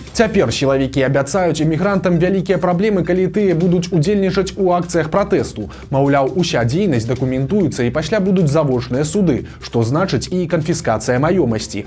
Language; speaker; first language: Belarusian; native; Belarusian